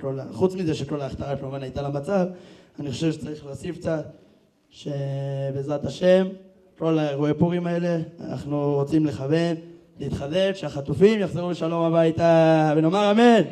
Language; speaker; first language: Hebrew; native; Hebrew